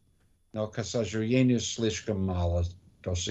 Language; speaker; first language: Russian; non-native, learner; English